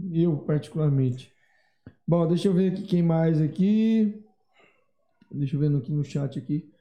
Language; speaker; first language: Portuguese; native; Portuguese